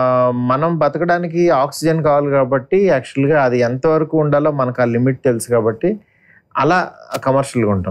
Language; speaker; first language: Telugu; native; Telugu